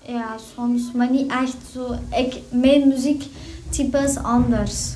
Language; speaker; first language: Dutch; early bilingual, other home language; Turkish